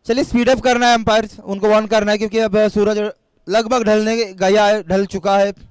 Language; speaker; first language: Hindi; non-native, local second language; Marathi